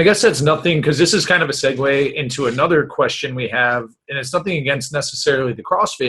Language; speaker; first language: English; native; English